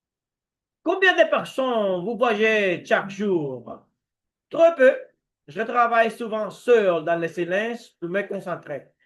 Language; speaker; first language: French; non-native, learner; Spanish